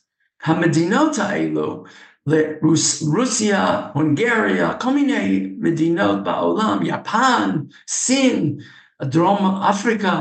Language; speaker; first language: Hebrew; non-native, fluent; English